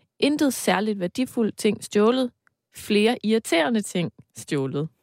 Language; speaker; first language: Danish; native; Danish